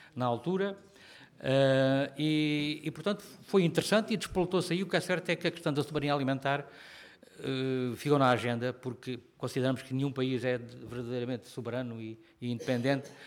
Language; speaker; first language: Portuguese; native; Portuguese